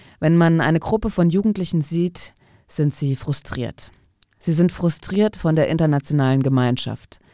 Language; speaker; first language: German; non-native, fluent; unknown